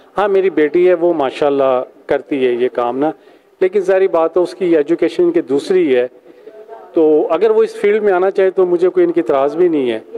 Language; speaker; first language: Urdu; non-native, local second language; Punjabi